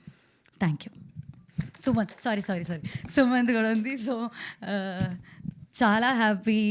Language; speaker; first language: Telugu; non-native, learner; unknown